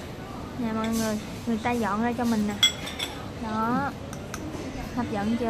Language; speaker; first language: Vietnamese; native; Vietnamese